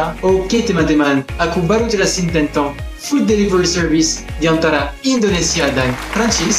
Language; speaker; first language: Indonesian; non-native, fluent; French